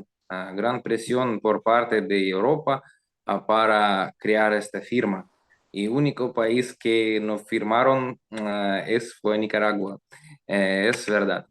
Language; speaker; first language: Spanish; non-native, learner; Russian